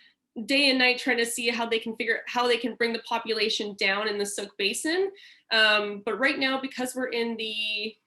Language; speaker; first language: English; native; English